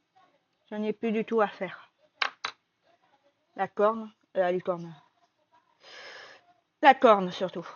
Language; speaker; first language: French; native; French